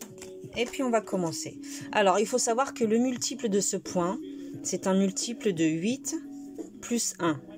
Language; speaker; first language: French; native; French